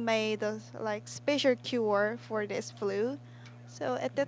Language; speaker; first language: English; non-native, learner; Korean